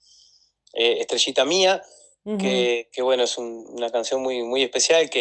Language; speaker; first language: Spanish; native; Spanish